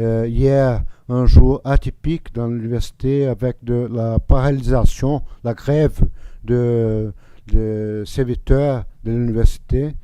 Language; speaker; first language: French; non-native, fluent; Portuguese